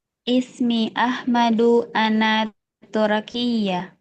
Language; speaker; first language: Arabic; non-native, learner; Indonesian